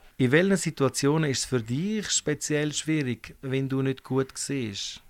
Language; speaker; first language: German; native; German